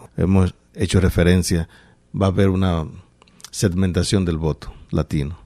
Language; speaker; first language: Spanish; native; Spanish